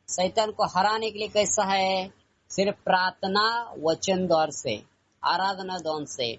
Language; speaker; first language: Hindi; non-native, local second language; Kannada